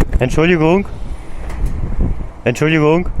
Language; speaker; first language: German; non-native, learner; Polish